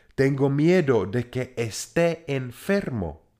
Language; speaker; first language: Spanish; non-native, fluent; Czech